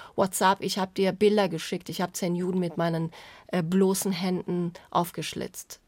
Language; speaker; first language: German; non-native, fluent; Persian